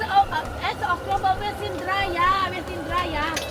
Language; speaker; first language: German; non-native, learner; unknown